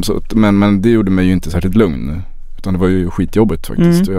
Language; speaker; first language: Swedish; native; Swedish